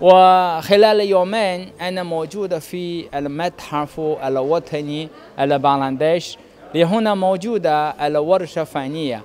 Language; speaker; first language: Arabic; non-native, fluent; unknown